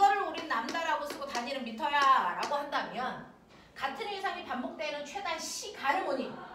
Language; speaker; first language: Korean; native; Korean